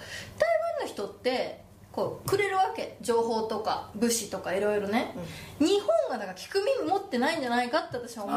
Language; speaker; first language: Japanese; native; Japanese